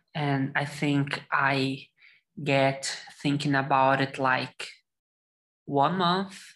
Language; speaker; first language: English; non-native, learner; Portuguese